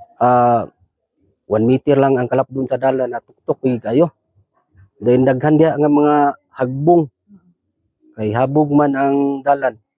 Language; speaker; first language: Cebuano; native; Cebuano